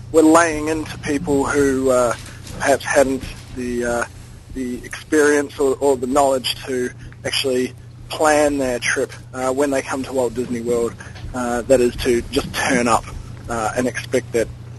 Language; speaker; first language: English; native; English